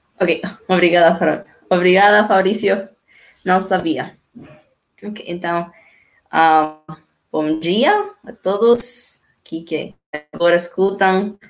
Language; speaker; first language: Portuguese; non-native, learner; Spanish